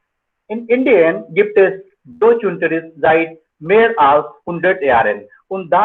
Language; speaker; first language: German; non-native, fluent; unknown